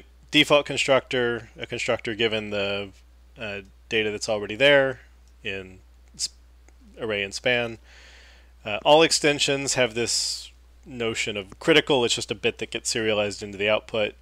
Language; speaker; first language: English; native; English